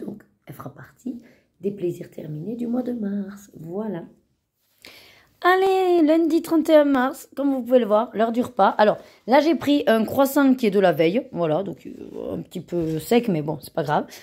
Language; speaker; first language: French; native; French